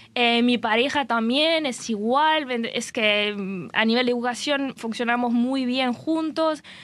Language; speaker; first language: Spanish; non-native, fluent; French